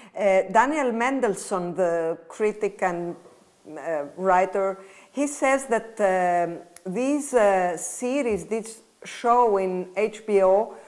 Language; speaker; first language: English; non-native, fluent; Greek